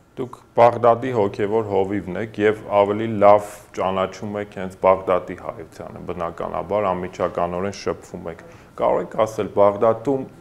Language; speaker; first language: Armenian; native; Armenian